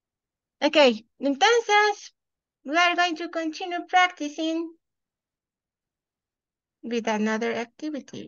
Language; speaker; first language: English; non-native, fluent; Spanish